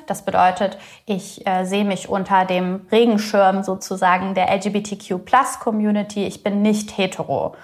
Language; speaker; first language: German; early bilingual, other home language; Bulgarian